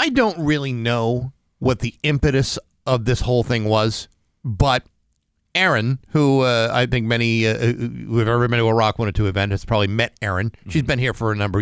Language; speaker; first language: English; native; English